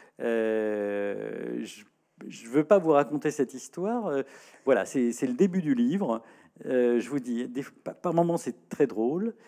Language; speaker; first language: French; native; French